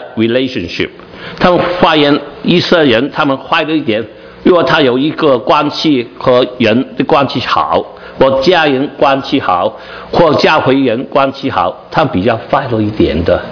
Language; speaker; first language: Chinese; non-native, learner; Cantonese